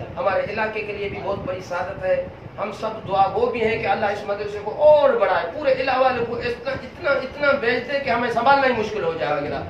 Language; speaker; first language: Urdu; non-native, local second language; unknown